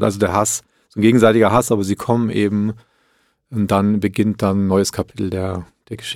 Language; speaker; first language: German; early bilingual, other home language; Italian